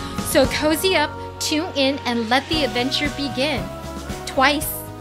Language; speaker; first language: English; early bilingual, other home language; Chinese